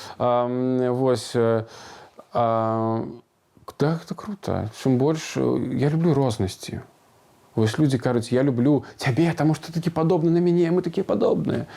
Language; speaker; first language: Belarusian; non-native, local second language; Russian